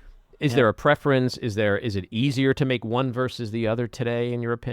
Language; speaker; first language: English; native; English